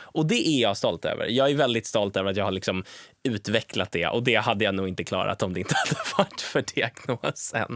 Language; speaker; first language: Swedish; native; Swedish